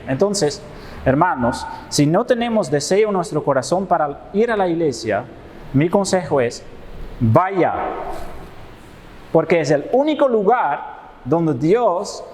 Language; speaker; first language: Spanish; non-native, fluent; Dutch